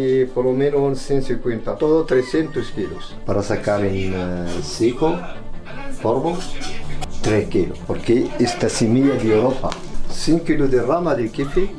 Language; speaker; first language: Spanish; non-native, learner; Arabic